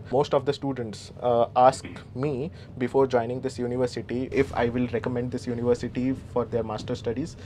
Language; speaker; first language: English; non-native, local second language; Marathi